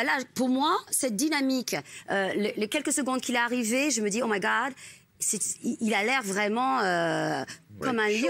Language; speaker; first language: French; non-native, fluent; English